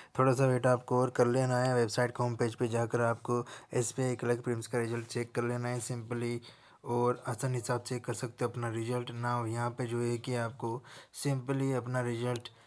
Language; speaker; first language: Hindi; native; Hindi